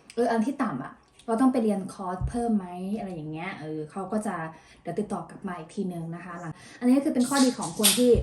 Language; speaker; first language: Thai; native; Thai